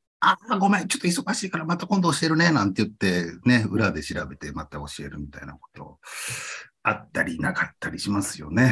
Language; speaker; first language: Japanese; native; Japanese